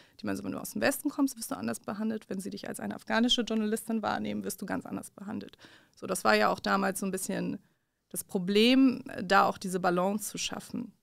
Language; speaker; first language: German; early bilingual, other home language; Persian